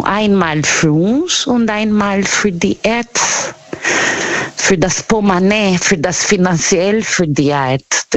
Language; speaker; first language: German; non-native, fluent; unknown